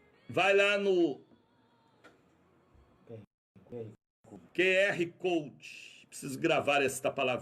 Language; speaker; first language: Portuguese; native; Portuguese